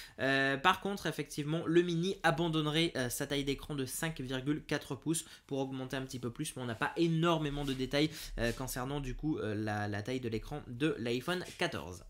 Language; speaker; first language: French; native; French